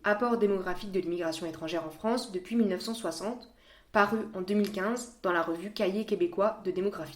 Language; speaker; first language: French; native; French